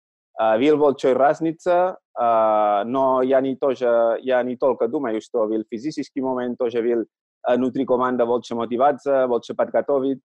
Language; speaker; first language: Russian; non-native, learner; Catalan